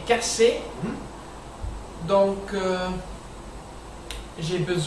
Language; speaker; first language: French; non-native, learner; English